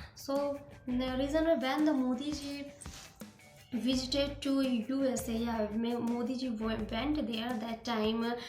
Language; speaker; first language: English; non-native, learner; Hindi